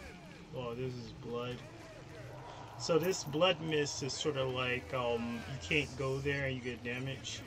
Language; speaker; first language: English; native; English